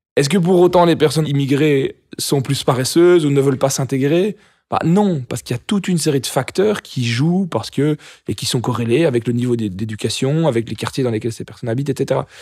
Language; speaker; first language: French; native; French